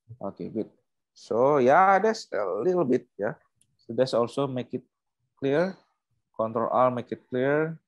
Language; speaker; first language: English; non-native, learner; Indonesian